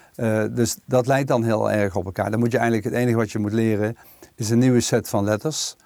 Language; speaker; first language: Dutch; native; Dutch